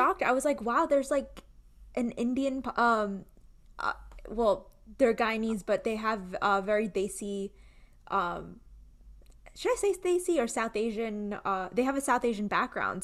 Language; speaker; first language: English; early bilingual, other home language; Gujarati